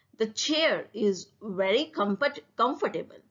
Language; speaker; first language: English; non-native, fluent; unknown